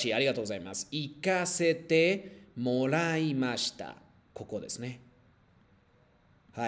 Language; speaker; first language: Japanese; non-native, fluent; Spanish